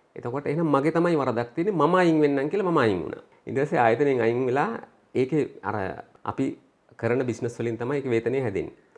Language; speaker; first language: Sinhala; native; Sinhala